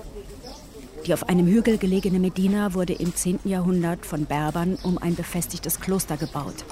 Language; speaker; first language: German; native; German